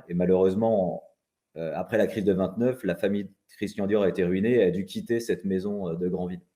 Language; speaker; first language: French; native; French